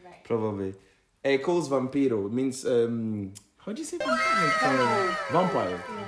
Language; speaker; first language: English; non-native, fluent; Portuguese